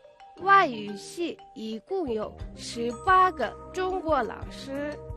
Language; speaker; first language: Chinese; non-native, fluent; Mongolian